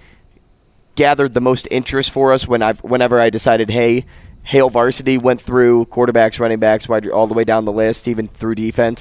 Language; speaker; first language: English; native; English